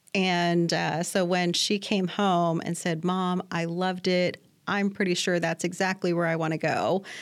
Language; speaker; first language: English; native; English